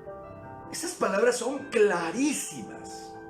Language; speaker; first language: Spanish; native; Spanish